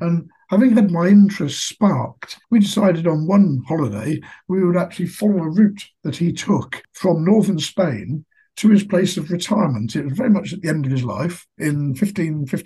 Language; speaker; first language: English; native; English